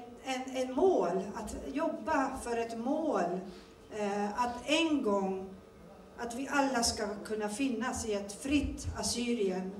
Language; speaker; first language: Swedish; early bilingual, other home language; Turoyo